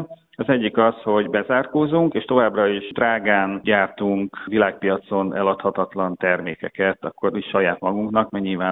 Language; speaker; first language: Hungarian; native; Hungarian